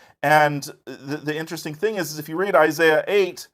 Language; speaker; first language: English; native; English